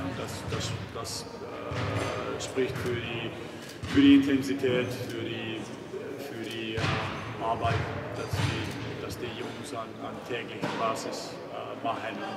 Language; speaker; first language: German; non-native, fluent; Finnish